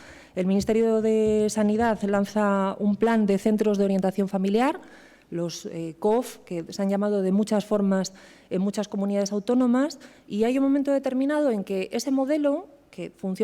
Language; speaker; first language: Spanish; native; Spanish